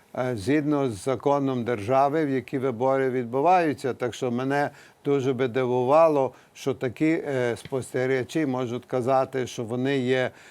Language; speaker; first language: Ukrainian; early bilingual, heritage; Ukrainian